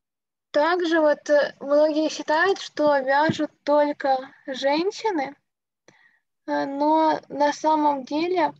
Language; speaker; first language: Russian; native; Russian